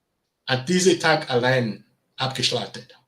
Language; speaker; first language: German; non-native, learner; Bini